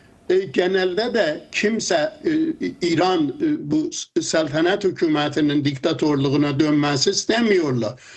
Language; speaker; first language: Turkish; non-native, fluent; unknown